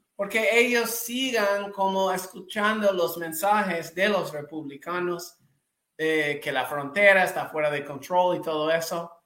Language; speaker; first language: Spanish; non-native, fluent; English